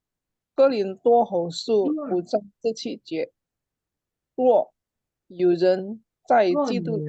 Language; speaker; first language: Chinese; non-native, learner; Indonesian